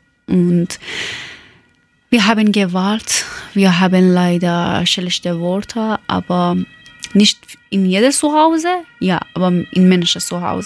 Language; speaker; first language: German; non-native, learner; Persian